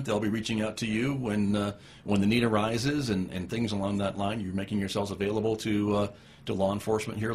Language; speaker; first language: English; native; English